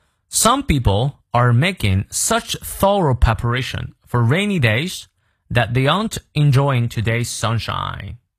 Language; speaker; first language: English; non-native, fluent; Chinese